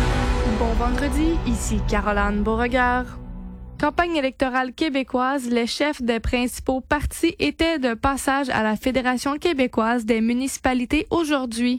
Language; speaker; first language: French; native; French